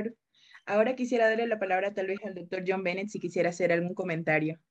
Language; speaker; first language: Spanish; native; Spanish